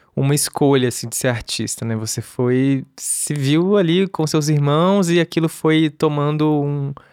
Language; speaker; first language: Portuguese; native; Portuguese